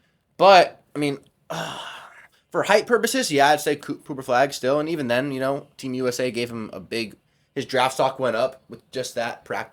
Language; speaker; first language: English; native; English